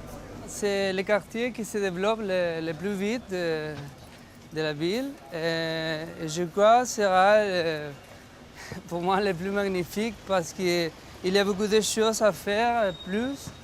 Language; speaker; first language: French; non-native, fluent; Spanish